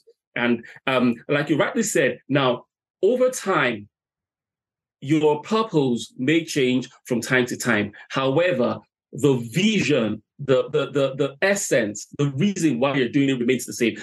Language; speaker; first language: English; non-native, local second language; Yoruba